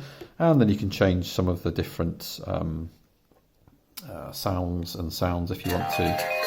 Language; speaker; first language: English; native; English